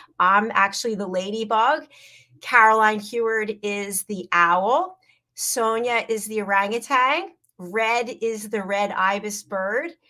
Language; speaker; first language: English; native; English